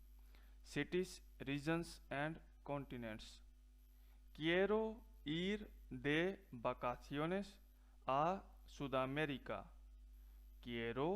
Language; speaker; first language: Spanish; non-native, fluent; Punjabi